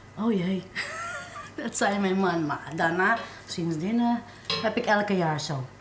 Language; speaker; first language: Dutch; non-native, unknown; English